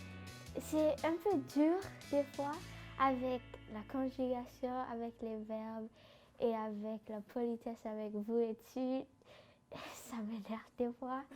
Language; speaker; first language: French; non-native, fluent; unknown